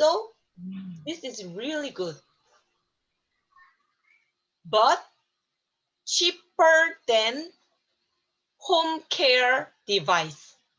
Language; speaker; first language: English; non-native, learner; Korean